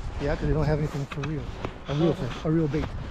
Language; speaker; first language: English; native; English